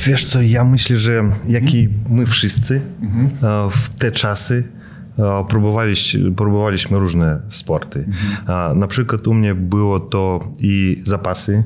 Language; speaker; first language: Polish; non-native, fluent; Russian